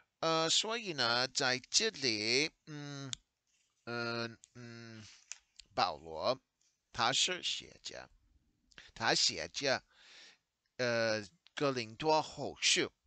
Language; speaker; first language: Chinese; non-native, learner; English